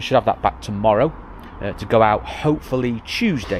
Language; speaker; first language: English; native; English